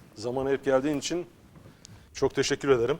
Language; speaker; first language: Turkish; native; Turkish